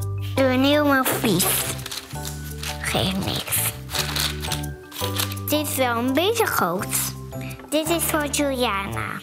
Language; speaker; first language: Dutch; early bilingual, other home language; Hebrew